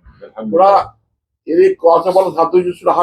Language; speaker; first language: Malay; non-native, learner; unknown